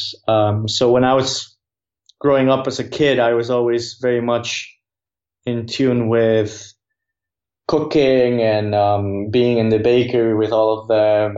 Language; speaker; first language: English; non-native, fluent; Spanish